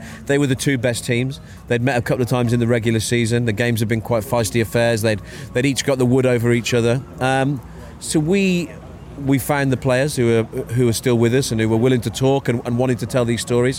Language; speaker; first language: English; native; English